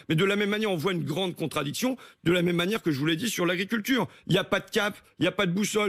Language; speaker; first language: French; native; French